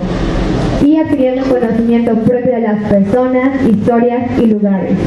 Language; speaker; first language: Spanish; native; Spanish